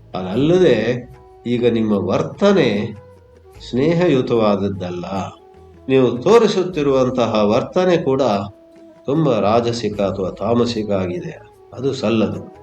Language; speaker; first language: Kannada; native; Kannada